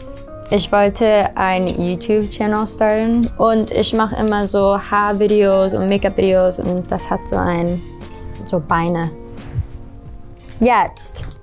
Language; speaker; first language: German; early bilingual, heritage; English